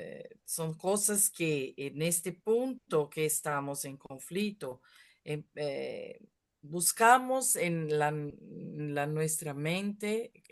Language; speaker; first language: Spanish; non-native, fluent; Portuguese